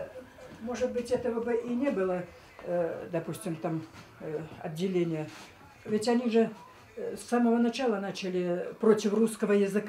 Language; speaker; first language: Russian; native; Russian